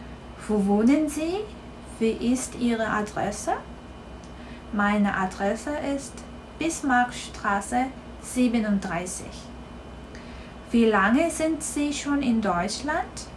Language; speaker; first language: German; non-native, fluent; Korean